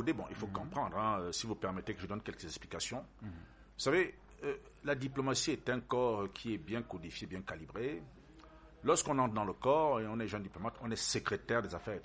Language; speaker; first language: French; native; French